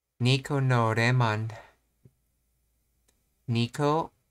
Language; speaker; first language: Japanese; non-native, learner; English